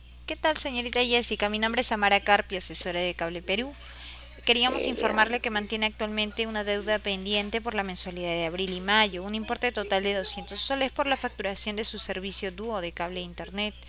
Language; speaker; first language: Spanish; native; Spanish